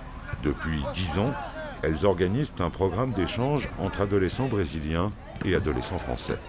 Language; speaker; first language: French; native; French